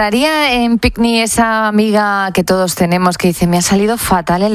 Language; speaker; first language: Spanish; native; Spanish